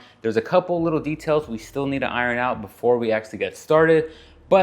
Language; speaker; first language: English; native; English